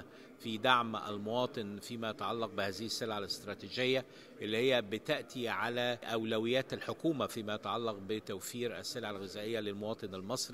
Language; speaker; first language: Arabic; native; Arabic